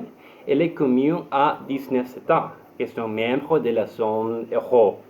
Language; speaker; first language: French; non-native, learner; Spanish